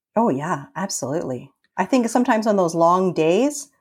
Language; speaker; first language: English; early bilingual, other home language; Filipino